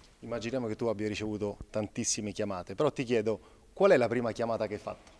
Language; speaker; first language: Italian; native; Italian